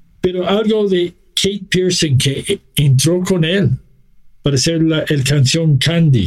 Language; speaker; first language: Spanish; non-native, fluent; English